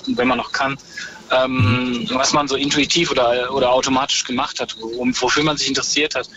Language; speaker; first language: German; native; German